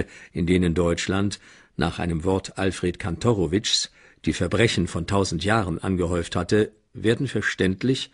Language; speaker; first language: German; native; German